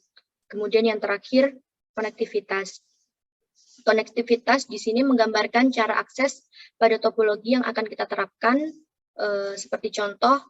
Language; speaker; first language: Indonesian; native; Indonesian